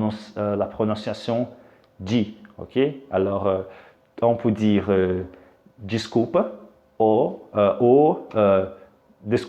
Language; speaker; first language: French; non-native, fluent; Portuguese